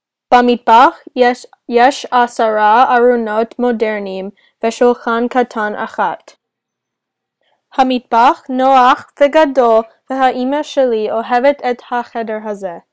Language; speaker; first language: Hebrew; non-native, learner; English